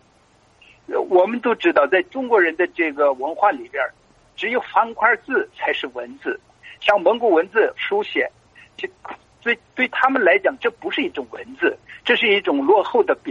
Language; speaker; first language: Chinese; non-native, local second language; Mongolian